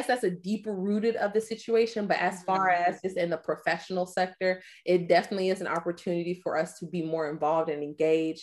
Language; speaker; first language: English; native; English